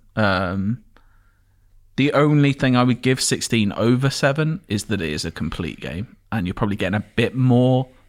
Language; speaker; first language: English; native; English